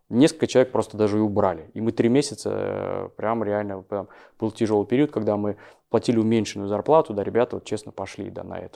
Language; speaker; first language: Russian; native; Russian